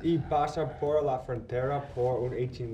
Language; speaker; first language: Spanish; non-native, learner; English